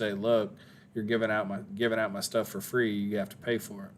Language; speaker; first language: English; native; English